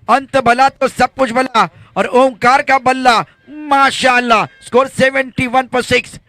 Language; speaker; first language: Hindi; non-native, local second language; Marathi